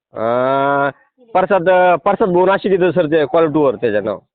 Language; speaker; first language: Marathi; native; Marathi